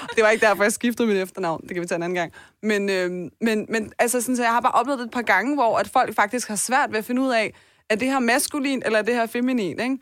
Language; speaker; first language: Danish; early bilingual, other home language; Persian